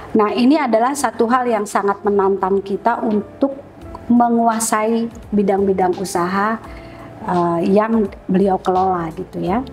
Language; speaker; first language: Indonesian; native; Indonesian